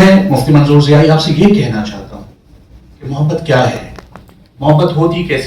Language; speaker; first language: Hindi; native; Hindi